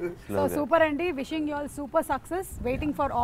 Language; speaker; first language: Telugu; native; Telugu